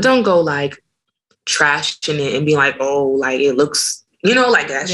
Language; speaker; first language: English; native; English